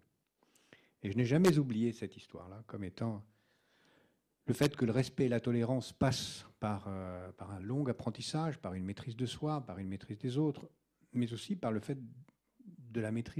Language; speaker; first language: French; native; French